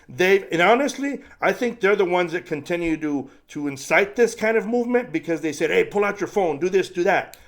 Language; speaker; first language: English; native; English